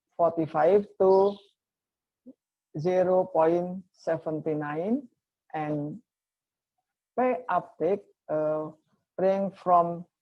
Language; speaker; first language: English; non-native, fluent; Indonesian